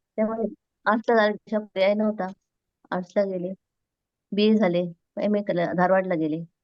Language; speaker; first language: Marathi; non-native, local second language; Konkani